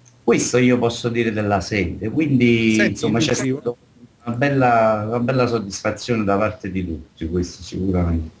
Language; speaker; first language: Italian; native; Italian